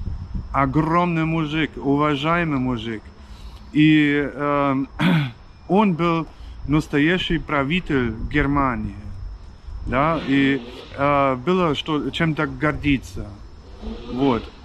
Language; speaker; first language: Russian; non-native, fluent; German